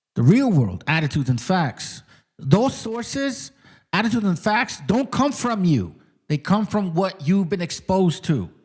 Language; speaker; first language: English; early bilingual, other home language; Spanish